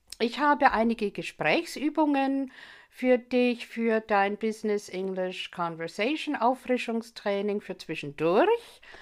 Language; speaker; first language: German; non-native, fluent; English